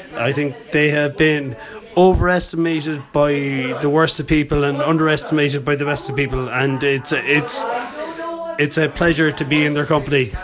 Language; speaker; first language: English; native; English